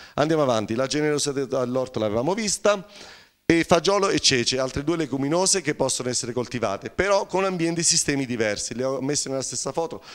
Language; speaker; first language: Italian; native; Italian